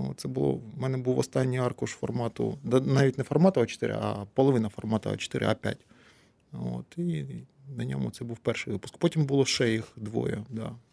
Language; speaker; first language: Ukrainian; non-native, local second language; Russian